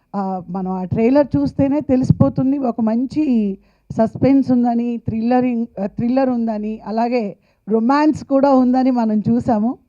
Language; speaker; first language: Telugu; native; Telugu